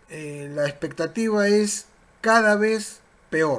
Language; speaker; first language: Spanish; native; Spanish